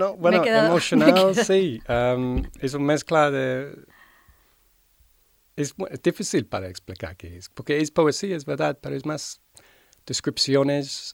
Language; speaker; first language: Spanish; non-native, fluent; English